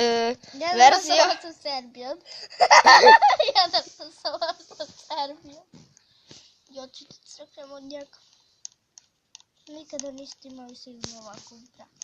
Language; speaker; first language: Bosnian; early bilingual, heritage; Bosnian